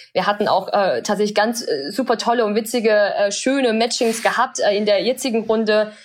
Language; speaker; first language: German; early bilingual, other home language; Chinese